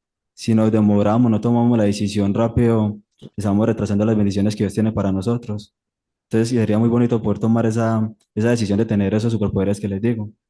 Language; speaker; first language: Spanish; native; Spanish